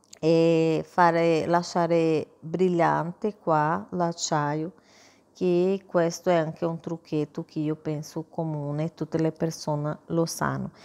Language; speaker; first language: Italian; non-native, fluent; Portuguese